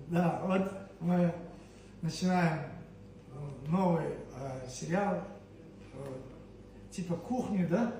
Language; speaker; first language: Russian; non-native, local second language; Turkmen